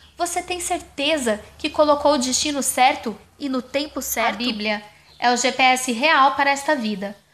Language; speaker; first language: Portuguese; non-native, fluent; German